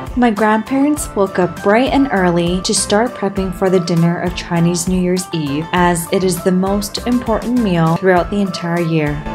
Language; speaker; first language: English; native; English